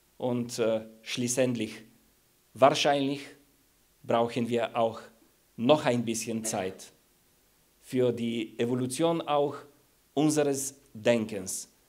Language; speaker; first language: German; non-native, fluent; Bulgarian